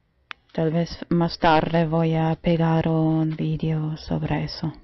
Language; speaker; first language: Spanish; non-native, fluent; German